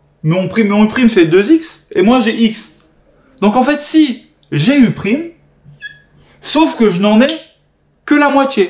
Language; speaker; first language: French; native; French